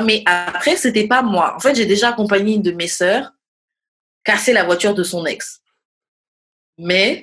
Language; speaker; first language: French; native; French